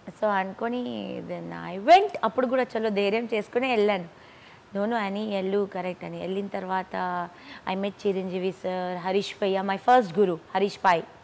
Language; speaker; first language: Telugu; non-native, local second language; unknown